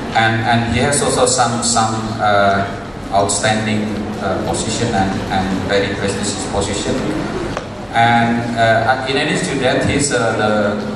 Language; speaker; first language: English; non-native, fluent; Indonesian